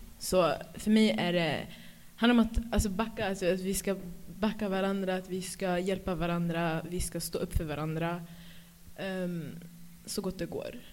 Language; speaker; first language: Swedish; early bilingual, other home language; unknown